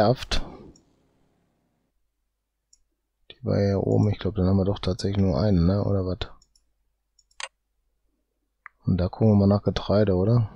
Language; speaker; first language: German; native; German